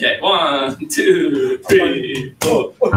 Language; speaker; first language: Japanese; non-native, fluent; English